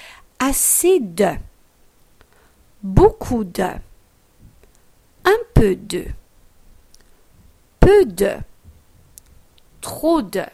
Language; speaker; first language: French; non-native, fluent; English